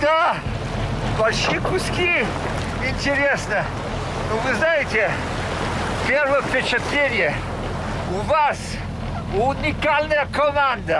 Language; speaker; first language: Russian; non-native, learner; French